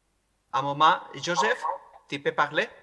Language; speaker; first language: French; non-native, fluent; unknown